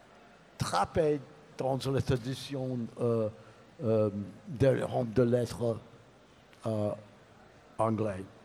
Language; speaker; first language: French; non-native, learner; English